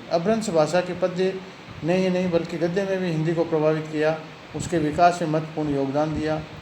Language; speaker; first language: Hindi; native; Hindi